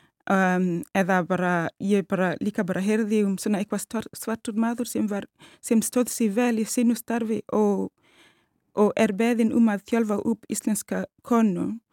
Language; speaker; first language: Icelandic; non-native, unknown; Swahili